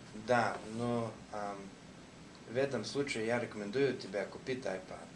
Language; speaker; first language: Russian; non-native, learner; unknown